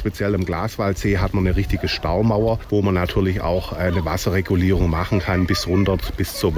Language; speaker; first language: German; native; German